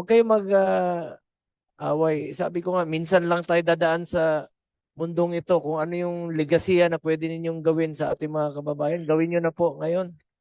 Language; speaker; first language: Filipino; native; Filipino